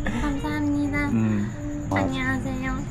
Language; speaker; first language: Korean; non-native, learner; Japanese